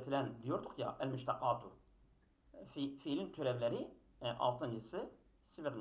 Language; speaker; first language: Turkish; native; Turkish